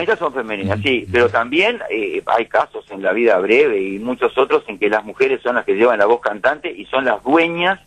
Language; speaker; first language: Spanish; native; Spanish